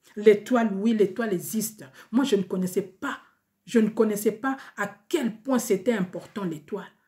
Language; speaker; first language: French; non-native, local second language; Lingala